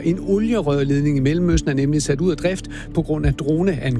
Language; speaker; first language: Danish; native; Danish